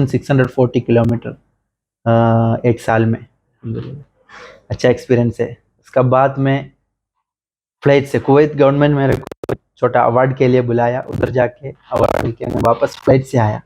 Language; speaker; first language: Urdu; non-native, local second language; Malayalam